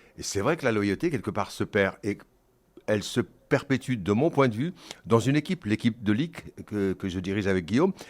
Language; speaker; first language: French; early bilingual, other home language; Kabyle